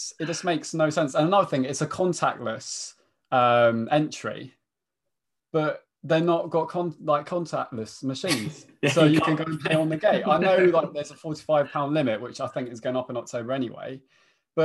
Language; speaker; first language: English; native; English